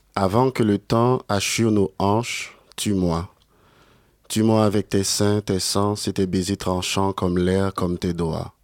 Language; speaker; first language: French; native; French